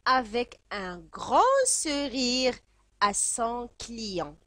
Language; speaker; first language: French; non-native, local second language; Arabic